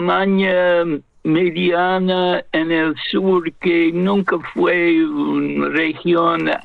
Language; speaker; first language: Spanish; non-native, fluent; English